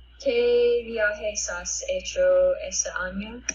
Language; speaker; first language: Spanish; non-native, learner; English